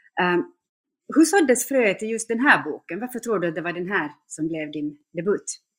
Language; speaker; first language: Swedish; native; Swedish